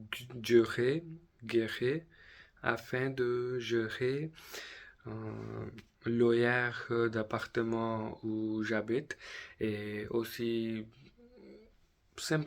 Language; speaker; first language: French; non-native, learner; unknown